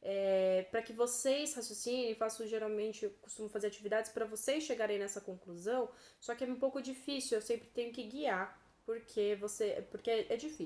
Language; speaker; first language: Portuguese; native; Portuguese